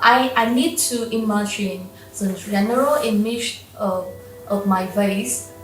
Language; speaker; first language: English; non-native, local second language; Vietnamese